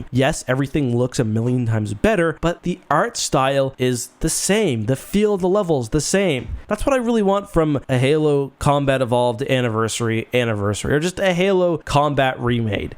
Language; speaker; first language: English; native; English